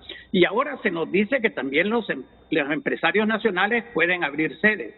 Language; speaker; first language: Spanish; native; Spanish